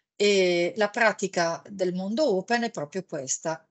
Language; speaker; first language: Italian; native; Italian